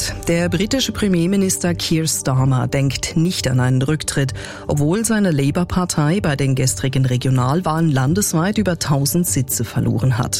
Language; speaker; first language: German; native; German